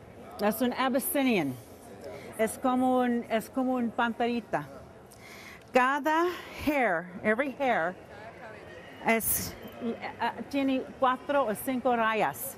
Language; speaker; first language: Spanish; early bilingual, heritage; Spanish